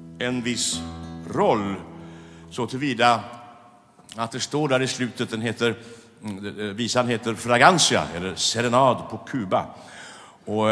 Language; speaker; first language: Swedish; native; Swedish